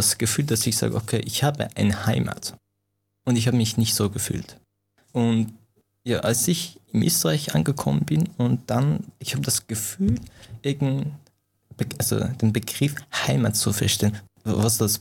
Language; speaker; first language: German; non-native, fluent; Persian